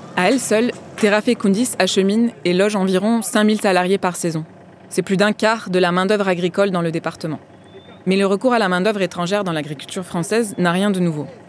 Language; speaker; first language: French; native; French